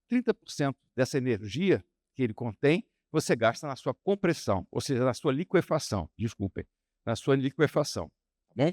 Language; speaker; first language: Portuguese; native; Portuguese